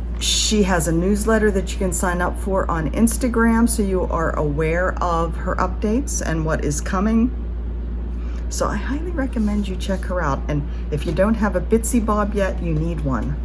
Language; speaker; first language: English; native; English